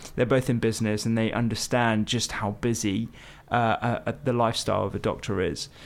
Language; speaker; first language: English; early bilingual, other home language; Hindi